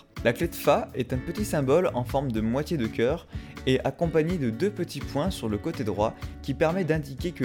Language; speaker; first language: French; native; French